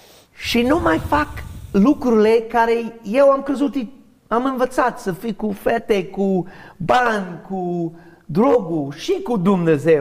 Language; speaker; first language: Romanian; non-native, learner; English